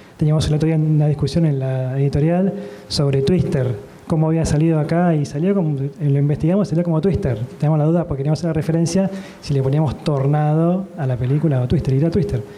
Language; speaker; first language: Spanish; native; Spanish